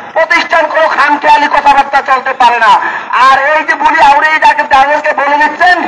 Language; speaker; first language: Bangla; native; Bangla